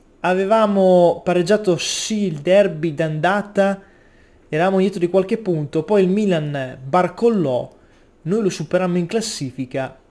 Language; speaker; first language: Italian; native; Italian